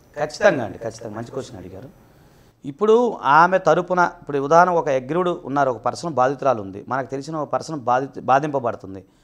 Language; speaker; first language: Telugu; native; Telugu